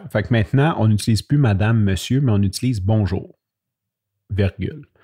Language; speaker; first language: French; native; French